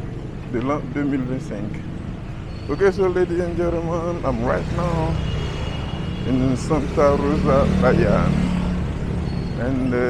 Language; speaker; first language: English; non-native, learner; French